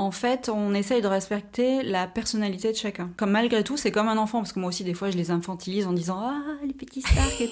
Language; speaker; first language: French; native; French